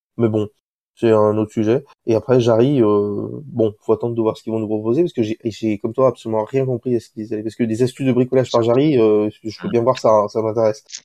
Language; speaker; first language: French; native; French